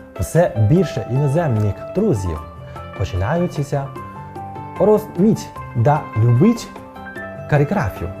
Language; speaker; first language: Ukrainian; non-native, fluent; Chinese